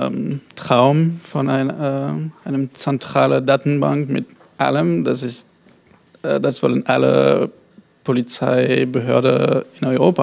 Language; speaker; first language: German; non-native, fluent; French